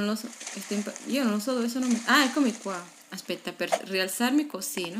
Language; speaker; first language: Italian; non-native, fluent; Spanish